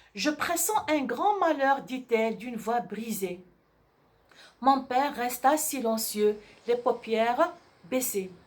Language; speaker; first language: French; non-native, local second language; Arabic